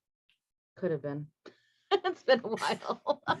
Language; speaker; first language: English; native; English